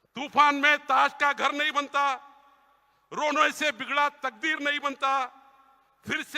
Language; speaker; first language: Hindi; non-native, local second language; Marathi